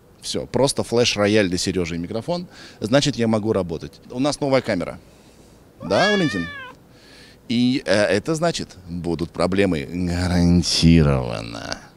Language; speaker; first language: Russian; native; Russian